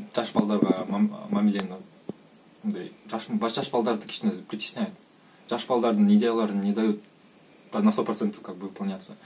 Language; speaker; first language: Kyrgyz; non-native, local second language; Russian